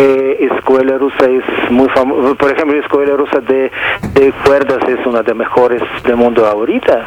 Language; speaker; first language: Spanish; non-native, fluent; Russian